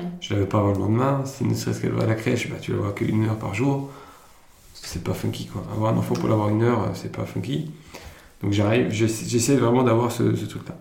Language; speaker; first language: French; early bilingual, other home language; Italian